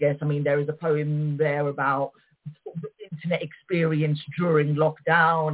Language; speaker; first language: English; native; English